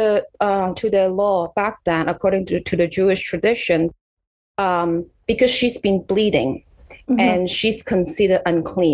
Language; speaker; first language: English; non-native, local second language; Cantonese